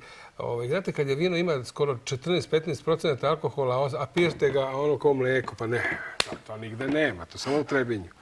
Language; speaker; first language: Croatian; native; Croatian